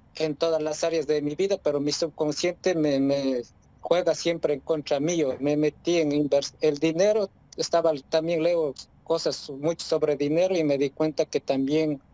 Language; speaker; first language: Spanish; native; Spanish